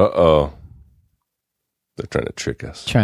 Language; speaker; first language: English; native; English